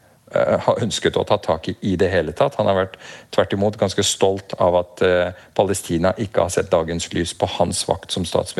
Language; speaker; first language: Norwegian; native; Norwegian